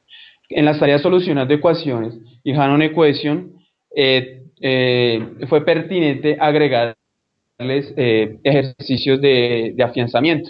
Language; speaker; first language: Spanish; native; Spanish